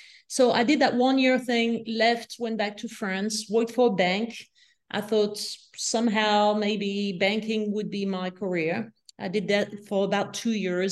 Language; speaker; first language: English; non-native, fluent; French